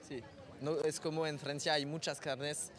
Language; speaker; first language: Spanish; non-native, learner; French